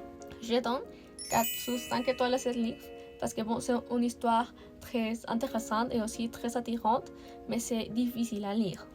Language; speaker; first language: French; non-native, learner; Spanish